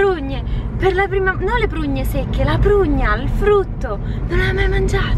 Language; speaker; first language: Italian; native; Italian